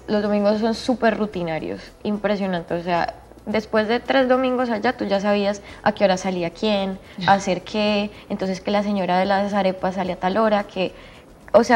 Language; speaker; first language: Spanish; native; Spanish